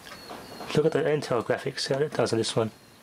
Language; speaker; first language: English; native; English